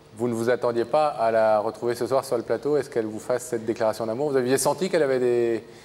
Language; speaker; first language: French; native; French